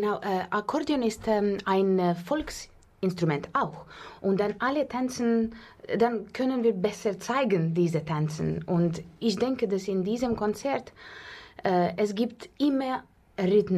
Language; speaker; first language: German; non-native, learner; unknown